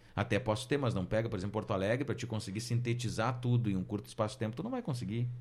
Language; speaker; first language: Portuguese; native; Portuguese